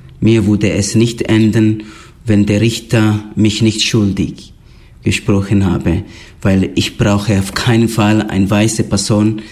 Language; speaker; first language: German; non-native, fluent; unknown